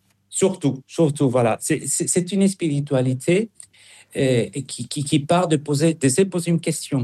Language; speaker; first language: French; non-native, fluent; Spanish